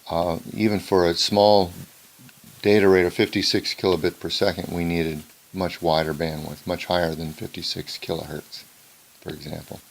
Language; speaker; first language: English; native; English